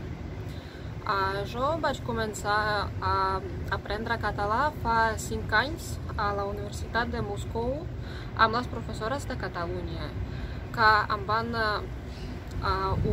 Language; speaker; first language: Catalan; non-native, fluent; Russian